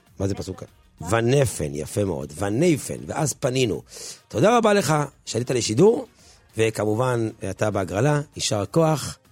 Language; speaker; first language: Hebrew; native; Hebrew